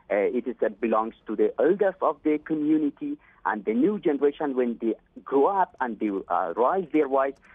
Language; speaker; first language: English; non-native, fluent; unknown